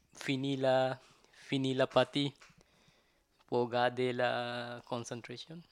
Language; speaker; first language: French; non-native, learner; Tamil